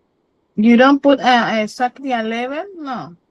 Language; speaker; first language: English; non-native, learner; Spanish